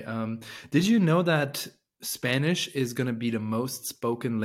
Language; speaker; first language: English; non-native, fluent; French